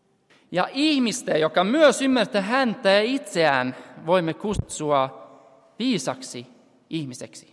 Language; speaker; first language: Finnish; non-native, fluent; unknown